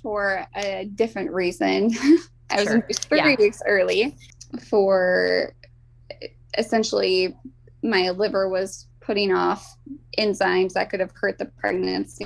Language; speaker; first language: English; native; English